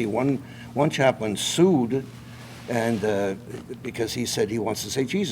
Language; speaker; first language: English; native; English